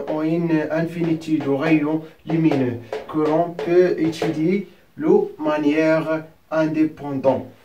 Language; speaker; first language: French; non-native, local second language; Arabic